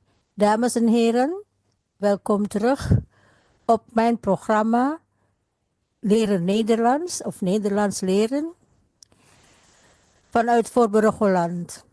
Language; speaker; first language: Dutch; non-native, fluent; Indonesian